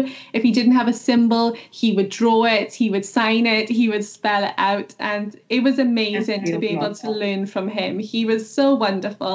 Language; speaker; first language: English; native; English